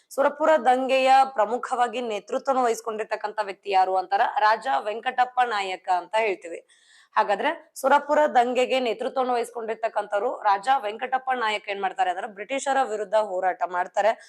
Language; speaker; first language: Kannada; native; Kannada